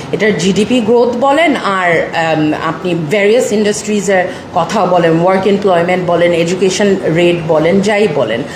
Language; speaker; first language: Bangla; native; Bangla